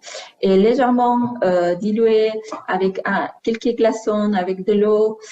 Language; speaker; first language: French; non-native, fluent; Spanish